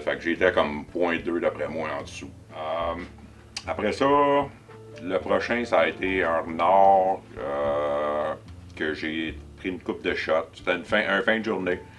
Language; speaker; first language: French; native; French